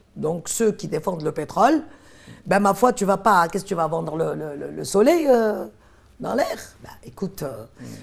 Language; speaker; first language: French; non-native, local second language; Arabic